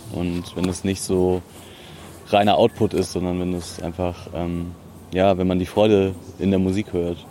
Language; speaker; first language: German; native; German